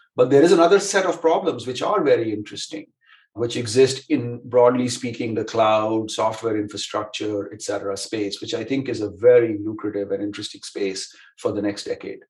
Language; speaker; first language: English; non-native, local second language; Hindi